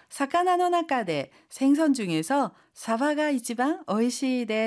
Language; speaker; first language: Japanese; non-native, fluent; Korean